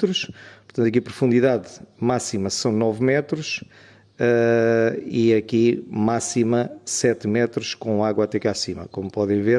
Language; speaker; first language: Portuguese; native; Portuguese